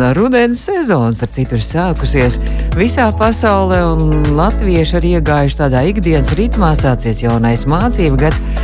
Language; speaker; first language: Latvian; native; Latvian